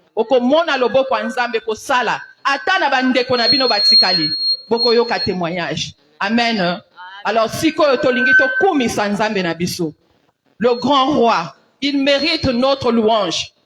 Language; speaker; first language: Lingala; native; Lingala